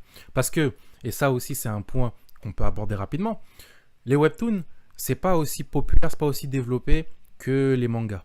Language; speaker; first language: French; native; French